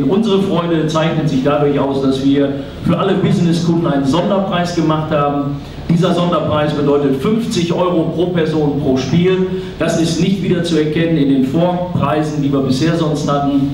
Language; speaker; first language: German; native; German